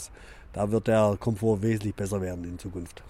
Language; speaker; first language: German; native; German